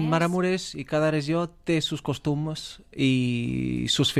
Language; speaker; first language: Catalan; non-native, learner; Romanian